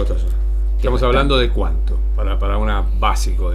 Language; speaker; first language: Spanish; native; Spanish